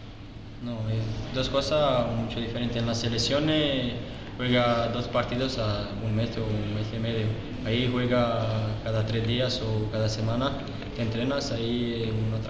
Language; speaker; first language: Spanish; non-native, learner; Romanian